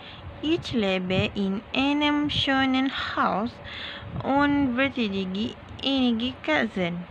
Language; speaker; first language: German; non-native, learner; Malay